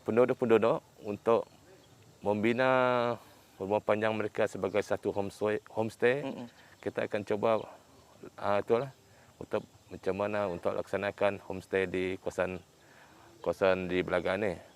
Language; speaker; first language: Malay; non-native, local second language; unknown